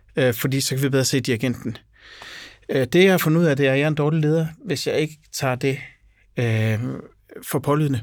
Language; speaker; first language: Danish; native; Danish